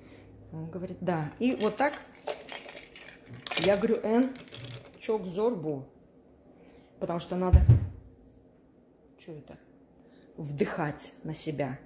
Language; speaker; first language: Russian; native; Russian